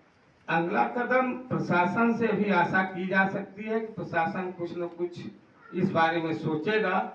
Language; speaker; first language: Hindi; native; Hindi